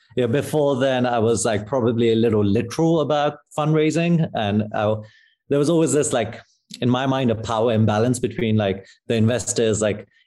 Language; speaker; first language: English; native; English